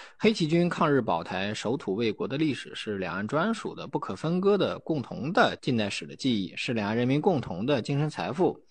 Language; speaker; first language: Chinese; native; Chinese